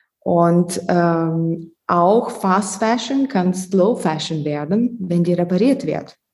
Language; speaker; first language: German; non-native, fluent; Lithuanian